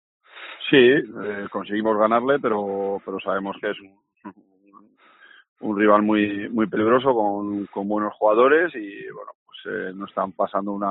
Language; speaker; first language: Spanish; native; Spanish